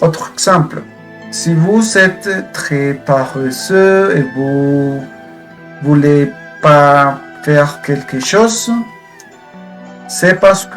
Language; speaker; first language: French; non-native, fluent; Spanish